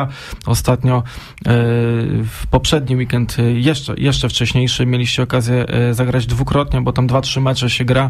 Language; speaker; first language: Polish; native; Polish